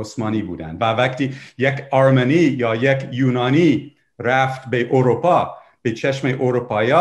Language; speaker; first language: Persian; non-native, fluent; English